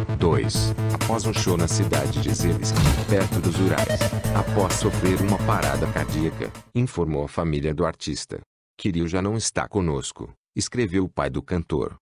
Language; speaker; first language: Portuguese; native; Portuguese